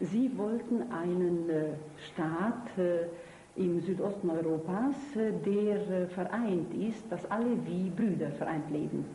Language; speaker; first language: German; non-native, fluent; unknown